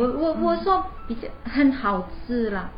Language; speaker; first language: Chinese; non-native, learner; Indonesian